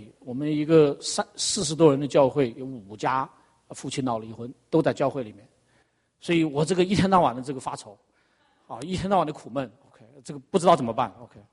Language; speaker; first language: Chinese; native; Chinese